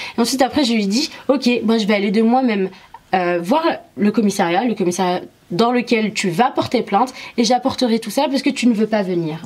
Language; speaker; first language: French; early bilingual, other home language; Arabic